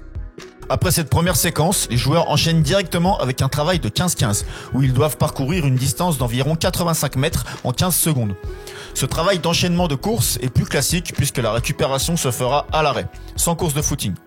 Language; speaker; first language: French; native; French